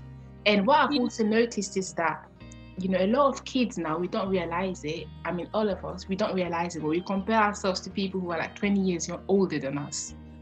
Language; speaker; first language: English; non-native, fluent; French